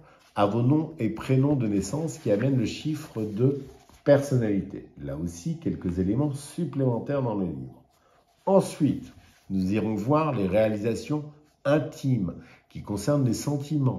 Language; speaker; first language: French; native; French